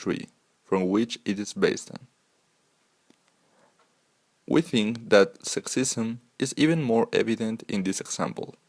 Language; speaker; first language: English; non-native, fluent; Spanish